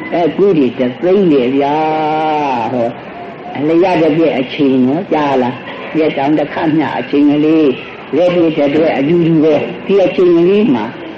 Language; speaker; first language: Burmese; native; Burmese